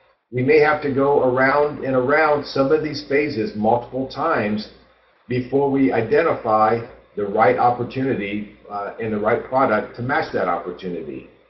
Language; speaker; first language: English; native; English